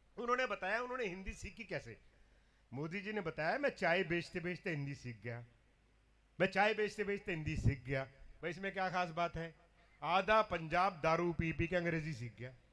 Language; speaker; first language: Hindi; non-native, local second language; Punjabi